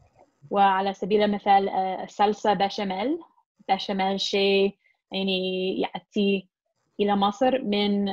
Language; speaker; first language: Arabic; non-native, fluent; English